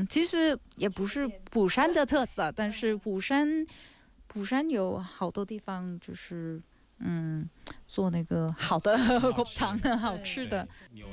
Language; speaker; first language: Chinese; non-native, fluent; Korean